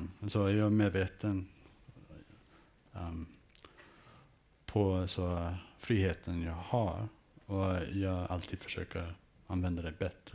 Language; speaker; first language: Swedish; early bilingual, heritage; English